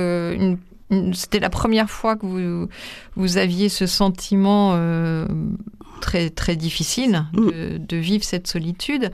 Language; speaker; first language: French; native; French